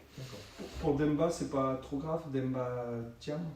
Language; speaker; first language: French; native; French